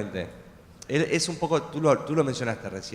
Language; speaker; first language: Spanish; native; Spanish